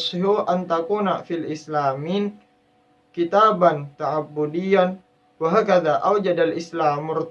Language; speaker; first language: Arabic; non-native, learner; Indonesian